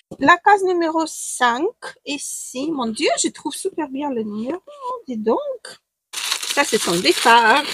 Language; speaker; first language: French; non-native, fluent; Ukrainian